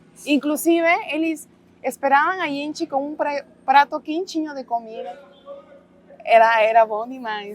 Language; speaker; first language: Portuguese; non-native, fluent; Spanish